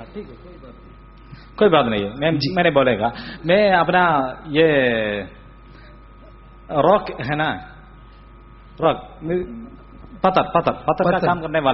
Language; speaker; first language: Hindi; non-native, local second language; Malayalam